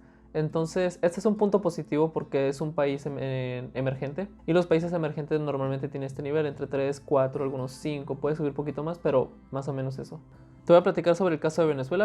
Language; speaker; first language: Spanish; native; Spanish